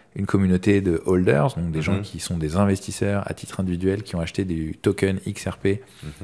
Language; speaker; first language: French; native; French